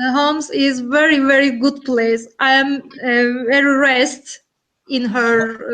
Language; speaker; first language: English; non-native, learner; Turkish